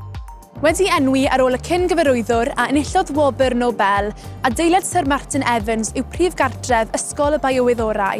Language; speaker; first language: Welsh; native; Welsh